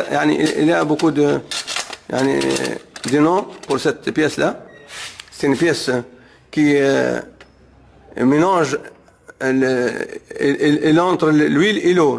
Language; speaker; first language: French; non-native, learner; Arabic